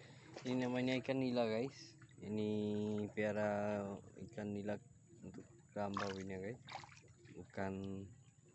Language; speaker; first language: Indonesian; non-native, fluent; Bangla